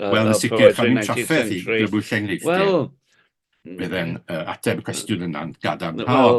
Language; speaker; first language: Welsh; native; Welsh